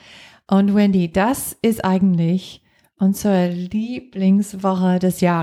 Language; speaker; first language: German; non-native, fluent; English